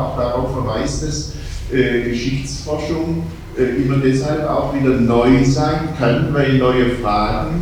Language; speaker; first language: German; native; German